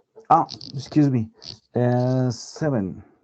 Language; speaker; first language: English; non-native, learner; Spanish